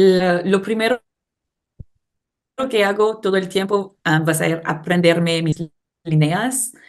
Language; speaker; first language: Spanish; non-native, learner; English